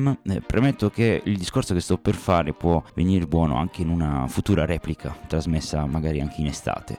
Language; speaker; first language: Italian; native; Italian